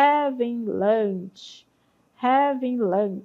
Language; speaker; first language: English; non-native, fluent; Portuguese